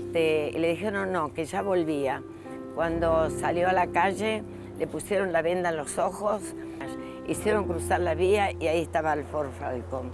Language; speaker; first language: Spanish; native; Spanish